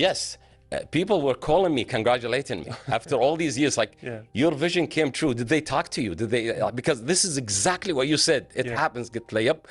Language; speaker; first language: English; non-native, fluent; Arabic